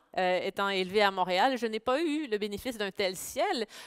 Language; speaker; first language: French; native; French